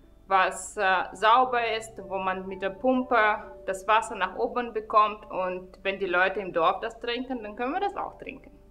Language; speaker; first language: German; non-native, fluent; Russian